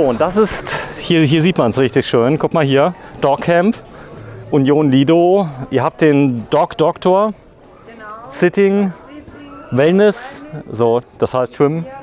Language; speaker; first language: German; native; German